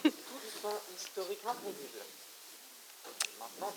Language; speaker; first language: French; native; French